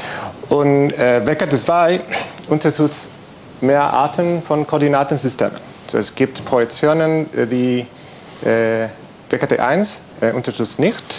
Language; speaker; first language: German; non-native, learner; Spanish